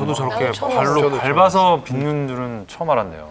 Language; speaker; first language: Korean; native; Korean